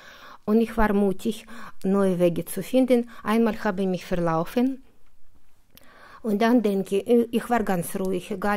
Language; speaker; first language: German; non-native, fluent; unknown